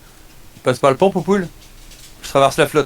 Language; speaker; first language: French; native; French